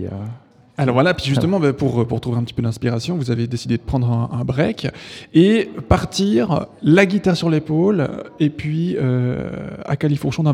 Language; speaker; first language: French; native; French